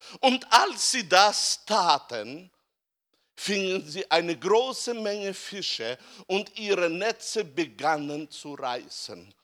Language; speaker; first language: German; non-native, fluent; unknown